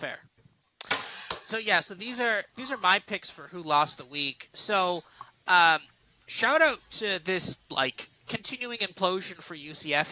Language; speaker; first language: English; native; English